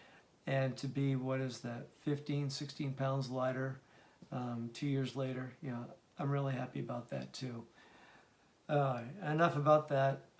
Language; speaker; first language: English; native; English